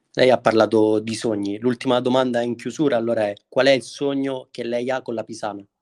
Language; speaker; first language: Italian; native; Italian